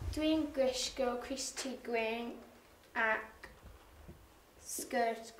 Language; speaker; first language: Welsh; non-native, learner; English